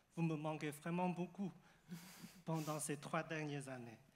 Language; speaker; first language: French; non-native, fluent; Chinese